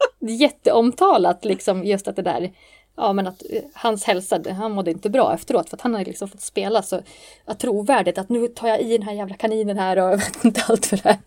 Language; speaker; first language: Swedish; native; Swedish